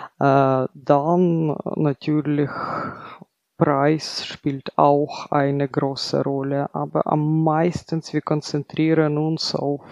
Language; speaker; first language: German; non-native, fluent; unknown